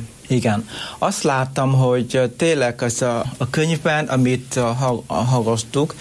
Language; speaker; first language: Hungarian; non-native, learner; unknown